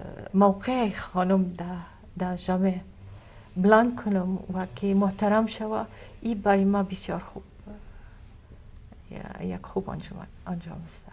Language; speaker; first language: Persian; non-native, fluent; Arabic